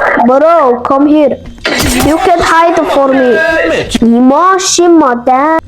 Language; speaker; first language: English; non-native, learner; Mongolian